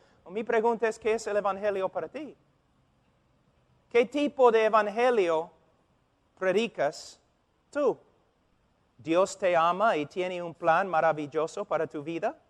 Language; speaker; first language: Spanish; non-native, fluent; English